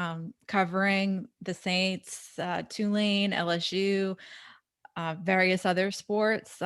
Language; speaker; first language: English; native; English